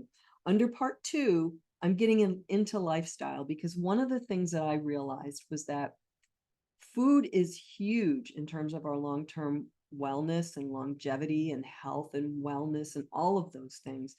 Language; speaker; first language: English; native; English